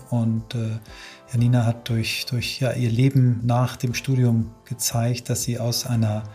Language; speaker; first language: German; native; German